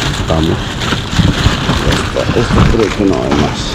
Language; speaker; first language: Spanish; non-native, learner; Filipino